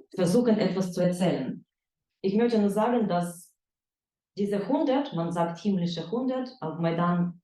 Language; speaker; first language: German; non-native, fluent; Ukrainian